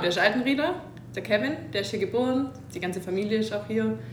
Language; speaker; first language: German; native; German